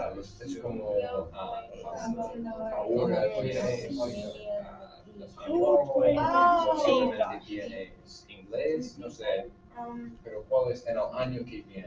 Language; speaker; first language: Spanish; non-native, learner; English